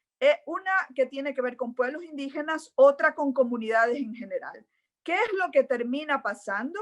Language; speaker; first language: Spanish; native; Spanish